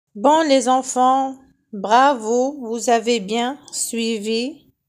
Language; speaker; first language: French; non-native, local second language; Arabic